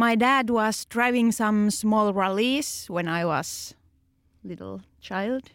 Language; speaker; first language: English; non-native, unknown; Finnish